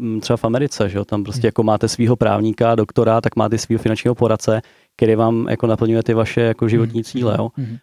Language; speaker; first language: Czech; native; Czech